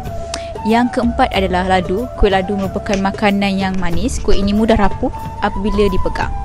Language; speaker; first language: Malay; native; Malay